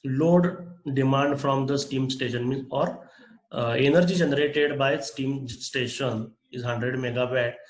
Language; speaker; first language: English; non-native, local second language; Marathi